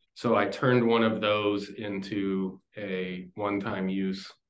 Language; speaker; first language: English; native; English